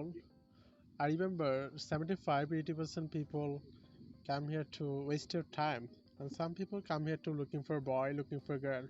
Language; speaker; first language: English; non-native, learner; Bangla